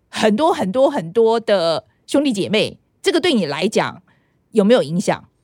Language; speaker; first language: Chinese; native; Chinese